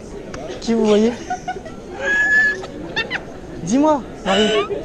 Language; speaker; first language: French; native; French